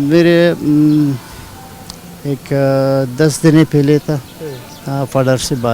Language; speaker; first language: Hindi; non-native, learner; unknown